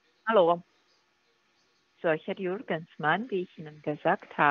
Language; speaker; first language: German; non-native, learner; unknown